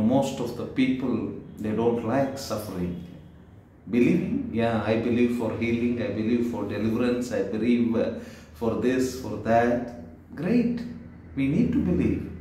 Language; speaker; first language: English; non-native, local second language; Kannada